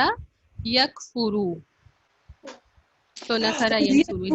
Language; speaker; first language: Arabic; non-native, fluent; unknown